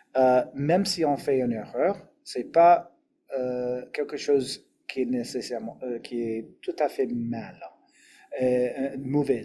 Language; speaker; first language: French; non-native, fluent; English